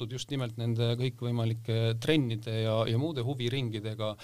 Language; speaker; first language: Estonian; native; Estonian